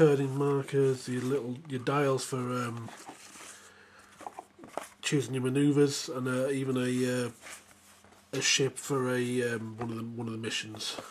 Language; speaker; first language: English; native; English